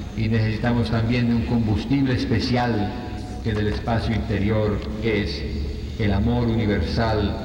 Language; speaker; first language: Spanish; native; Spanish